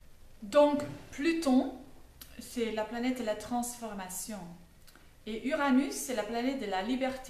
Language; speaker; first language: French; non-native, fluent; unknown